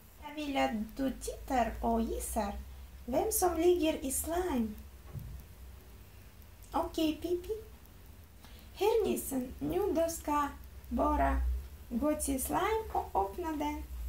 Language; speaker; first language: Norwegian; non-native, learner; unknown